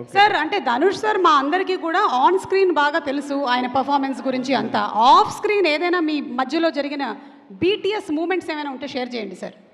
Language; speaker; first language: Telugu; native; Telugu